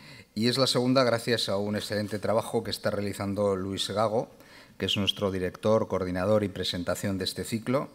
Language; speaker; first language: Spanish; native; Spanish